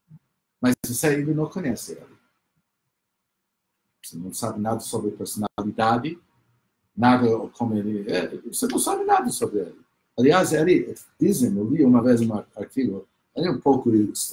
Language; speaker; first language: Portuguese; non-native, fluent; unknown